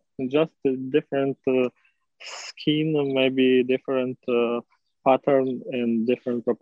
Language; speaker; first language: English; non-native, learner; Russian